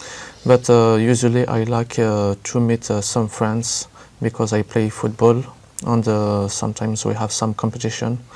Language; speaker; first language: English; non-native, learner; French